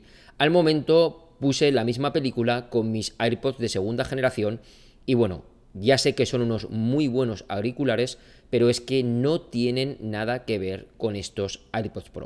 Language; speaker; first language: Spanish; native; Spanish